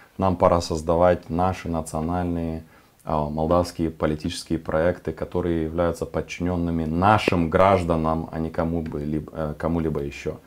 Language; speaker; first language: Russian; non-native, local second language; Romanian